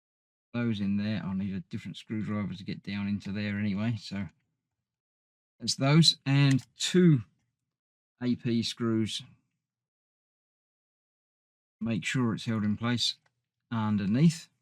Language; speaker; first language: English; native; English